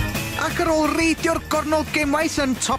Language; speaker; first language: Welsh; native; Welsh